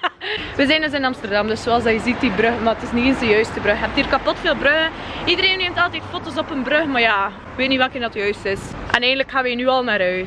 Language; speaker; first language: Dutch; native; Dutch